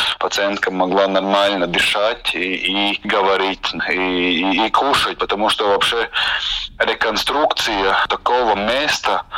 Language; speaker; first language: Russian; non-native, local second language; Latvian